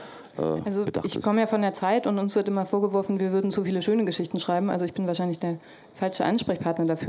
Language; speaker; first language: German; native; German